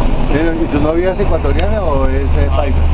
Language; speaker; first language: Spanish; native; Spanish